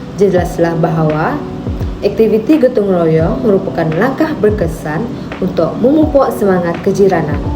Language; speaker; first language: Malay; non-native, local second language; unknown